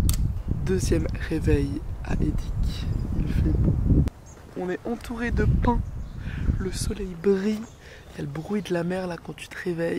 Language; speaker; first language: French; native; French